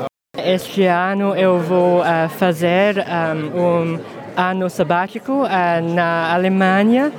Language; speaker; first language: Portuguese; non-native, learner; English